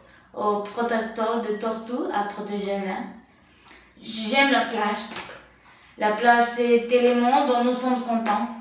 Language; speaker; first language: French; non-native, learner; Spanish